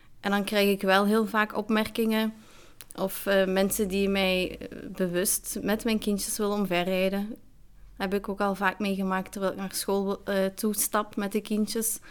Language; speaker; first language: Dutch; early bilingual, other home language; Arabic